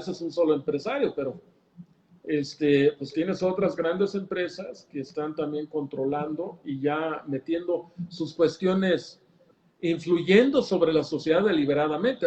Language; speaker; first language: Spanish; native; Spanish